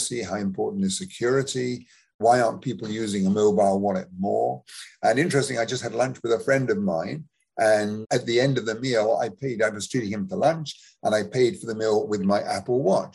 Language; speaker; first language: English; native; English